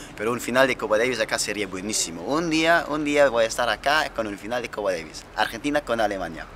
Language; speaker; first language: Spanish; non-native, learner; German